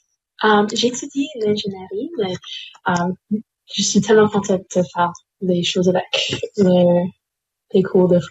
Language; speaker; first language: French; non-native, local second language; English